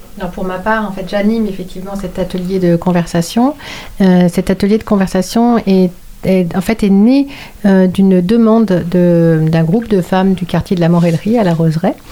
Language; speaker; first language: French; native; French